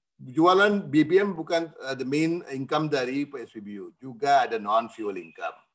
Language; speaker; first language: Indonesian; non-native, fluent; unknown